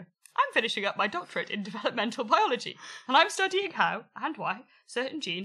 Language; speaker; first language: English; native; English